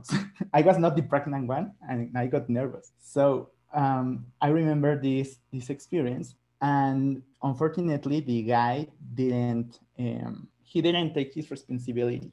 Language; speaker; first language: English; non-native, fluent; Spanish